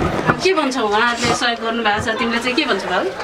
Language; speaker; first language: Nepali; native; Nepali